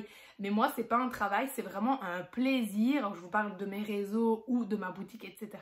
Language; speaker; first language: French; native; French